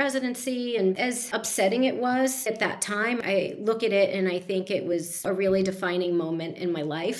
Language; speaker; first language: English; native; English